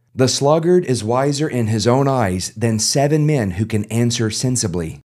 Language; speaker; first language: English; native; English